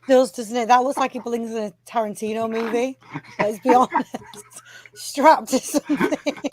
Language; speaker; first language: English; native; English